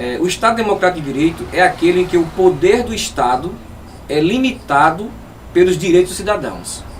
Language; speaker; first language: Portuguese; native; Portuguese